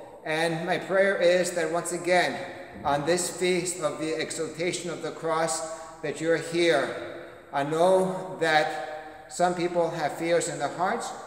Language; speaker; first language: English; early bilingual, other home language; Greek